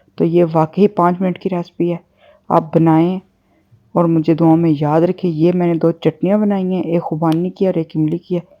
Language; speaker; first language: Urdu; non-native, local second language; Punjabi